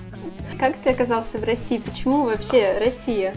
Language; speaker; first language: Russian; native; Russian